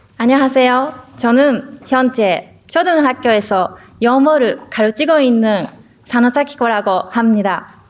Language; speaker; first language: Korean; non-native, learner; Japanese